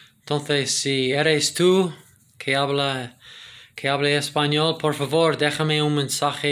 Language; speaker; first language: Spanish; non-native, fluent; English